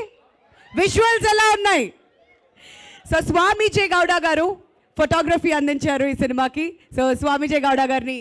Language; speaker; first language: Telugu; native; Telugu